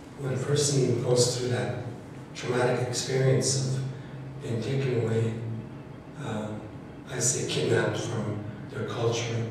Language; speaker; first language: English; non-native, fluent; Cree